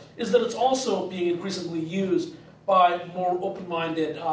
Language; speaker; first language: English; native; English